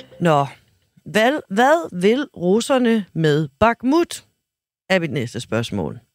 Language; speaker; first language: Danish; native; Danish